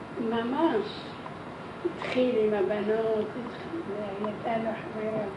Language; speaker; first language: Hebrew; non-native, fluent; Arabic